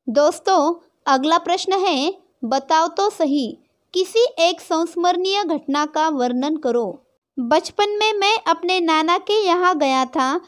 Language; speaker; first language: Hindi; non-native, local second language; Marathi